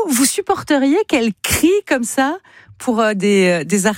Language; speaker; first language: French; native; French